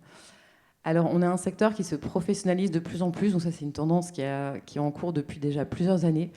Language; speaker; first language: French; native; French